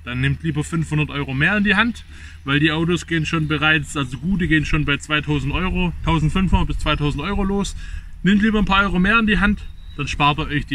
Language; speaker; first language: German; native; German